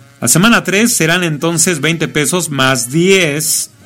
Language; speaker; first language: Spanish; native; Spanish